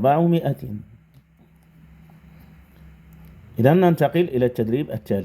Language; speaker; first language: Arabic; non-native, fluent; Indonesian